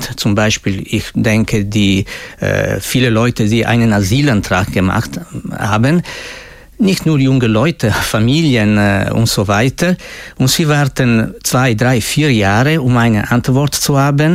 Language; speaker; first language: German; non-native, local second language; Italian